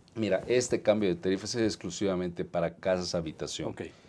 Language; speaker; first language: Spanish; native; Spanish